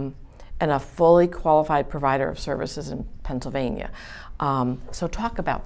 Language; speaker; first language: English; native; English